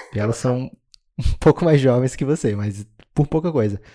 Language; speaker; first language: Portuguese; native; Portuguese